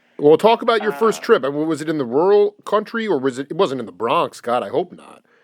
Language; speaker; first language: English; native; English